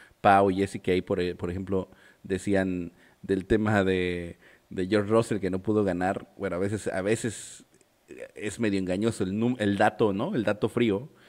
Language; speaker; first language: Spanish; native; Spanish